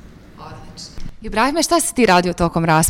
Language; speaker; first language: Serbian; native; Serbian